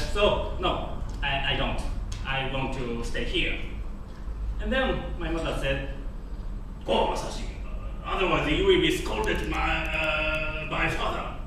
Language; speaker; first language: English; non-native, fluent; Japanese